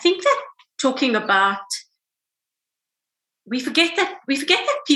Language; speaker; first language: English; native; English